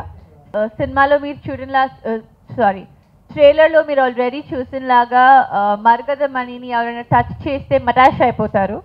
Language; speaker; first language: Telugu; non-native, fluent; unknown